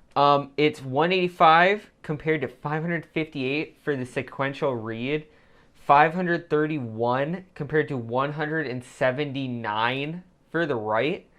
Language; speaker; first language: English; native; English